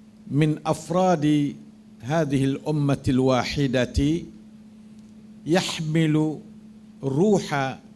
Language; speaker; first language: Arabic; non-native, fluent; Malay